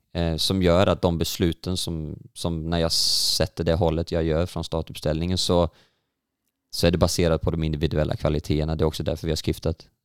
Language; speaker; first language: Swedish; native; Swedish